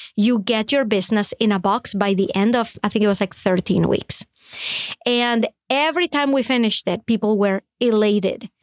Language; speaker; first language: English; non-native, fluent; Spanish